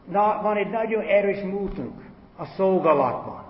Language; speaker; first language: Hungarian; non-native, fluent; English